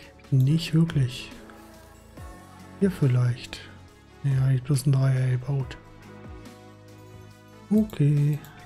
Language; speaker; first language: German; native; German